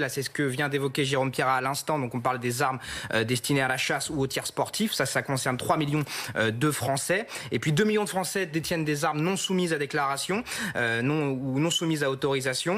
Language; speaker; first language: French; native; French